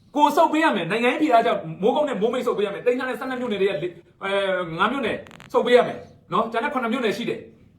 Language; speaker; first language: Burmese; non-native, local second language; Shwe Palaung